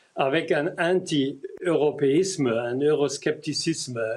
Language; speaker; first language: French; non-native, fluent; German